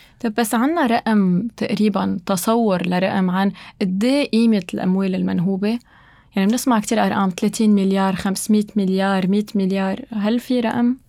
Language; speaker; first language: Arabic; native; Arabic